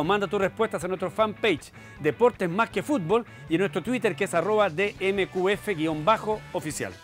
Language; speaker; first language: Spanish; native; Spanish